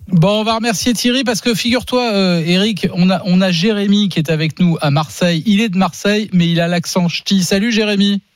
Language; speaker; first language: French; native; French